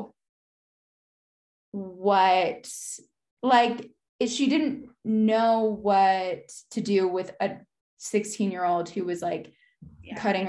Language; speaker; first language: English; native; English